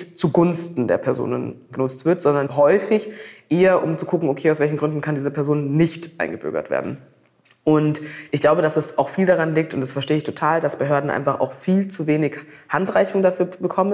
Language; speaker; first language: German; early bilingual, other home language; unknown